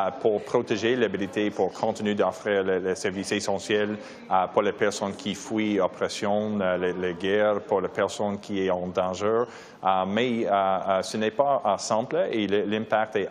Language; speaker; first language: French; non-native, local second language; English